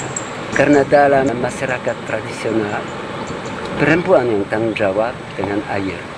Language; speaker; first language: Indonesian; non-native, fluent; French